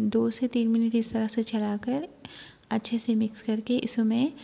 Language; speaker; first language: Hindi; non-native, local second language; Urdu